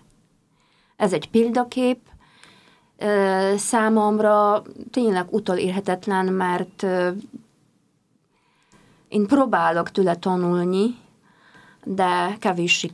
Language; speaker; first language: Hungarian; non-native, fluent; Polish